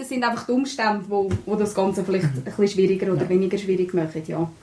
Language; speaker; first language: German; native; German